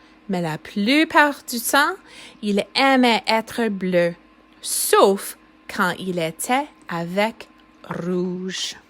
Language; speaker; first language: French; non-native, fluent; English